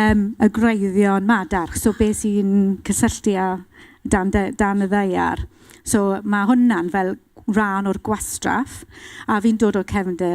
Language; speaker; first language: Welsh; non-native, local second language; English